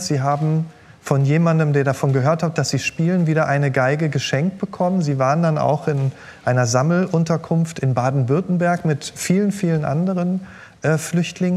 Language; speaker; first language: German; native; German